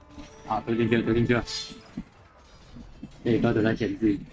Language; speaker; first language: Chinese; native; Chinese